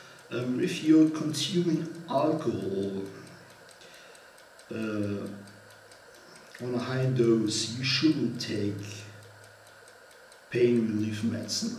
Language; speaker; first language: English; non-native, fluent; German